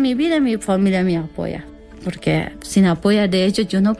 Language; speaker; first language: Spanish; non-native, learner; Persian